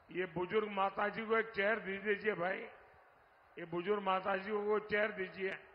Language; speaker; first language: Hindi; non-native, local second language; Gujarati